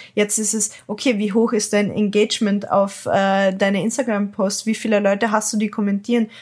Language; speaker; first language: German; native; German